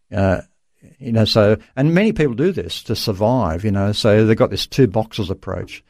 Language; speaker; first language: English; native; English